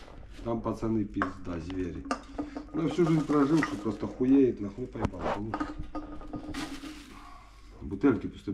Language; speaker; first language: Russian; native; Russian